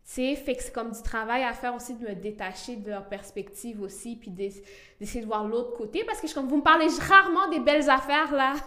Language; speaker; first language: French; early bilingual, other home language; Rundi